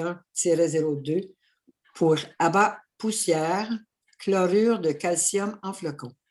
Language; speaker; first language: French; native; French